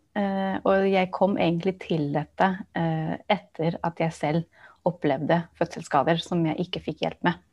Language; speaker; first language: Norwegian; non-native, fluent; English